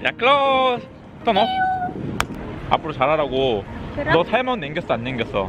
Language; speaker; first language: Korean; native; Korean